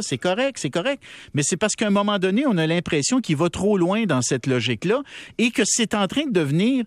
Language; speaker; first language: French; native; French